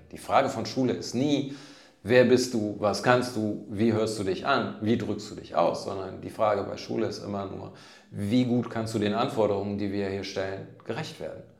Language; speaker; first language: German; native; German